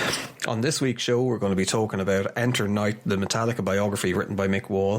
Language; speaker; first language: English; native; English